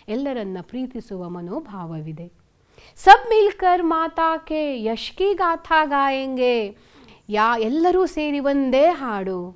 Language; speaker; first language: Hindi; non-native, local second language; Kannada